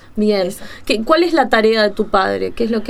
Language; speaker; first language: Spanish; native; Spanish